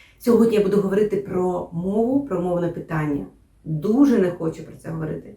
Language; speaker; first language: Ukrainian; non-native, local second language; Russian